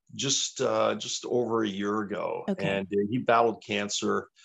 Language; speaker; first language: English; native; English